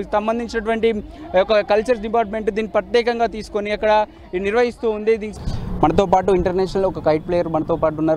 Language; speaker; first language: Telugu; native; Telugu